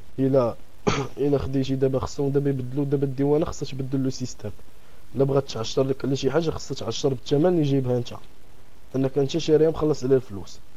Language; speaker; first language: Arabic; native; Arabic